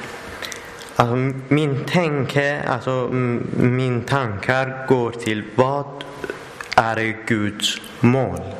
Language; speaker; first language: Swedish; non-native, learner; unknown